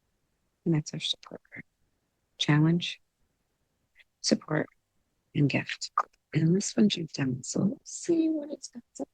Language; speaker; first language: English; native; English